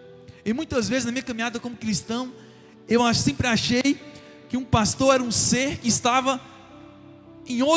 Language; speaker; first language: Portuguese; native; Portuguese